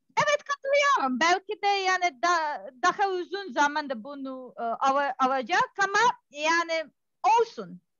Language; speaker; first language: Turkish; non-native, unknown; Serbian